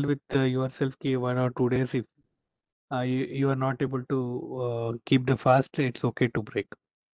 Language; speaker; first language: English; non-native, local second language; Telugu